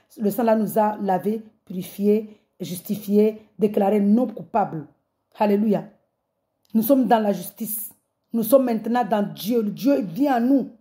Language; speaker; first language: French; non-native, local second language; Comorian